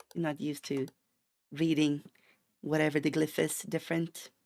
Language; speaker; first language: English; non-native, fluent; Swedish